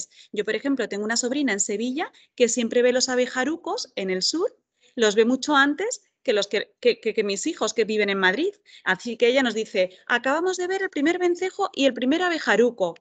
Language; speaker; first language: Spanish; native; Spanish